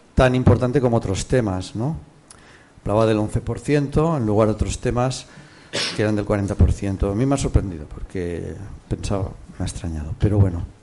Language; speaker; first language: Spanish; non-native, local second language; Catalan